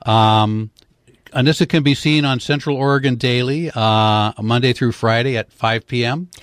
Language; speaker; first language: English; native; English